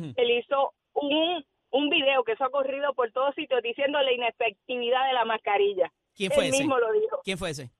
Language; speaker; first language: Spanish; native; Spanish